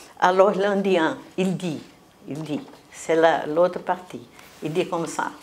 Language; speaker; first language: French; non-native, fluent; Portuguese